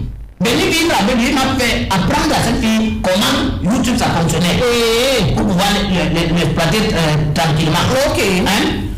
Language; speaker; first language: French; native; French